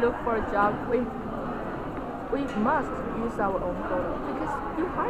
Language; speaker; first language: English; non-native, learner; Chinese